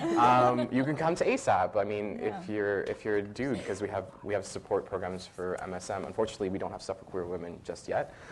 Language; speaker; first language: English; native; English